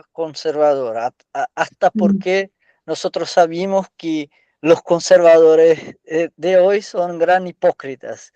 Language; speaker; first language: Spanish; non-native, fluent; Portuguese